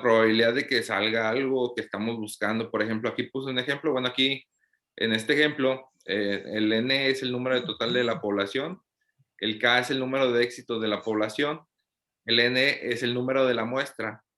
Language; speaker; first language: Spanish; native; Spanish